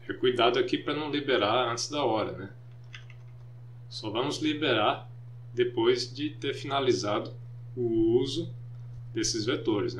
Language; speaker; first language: Portuguese; native; Portuguese